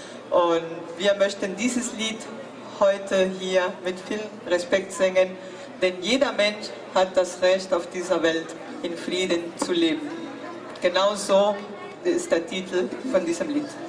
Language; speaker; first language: German; non-native, fluent; Spanish